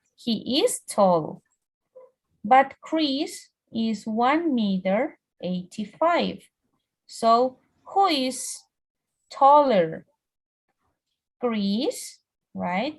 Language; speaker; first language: English; non-native, fluent; Spanish